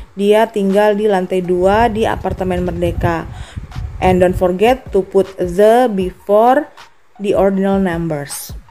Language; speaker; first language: English; non-native, fluent; Indonesian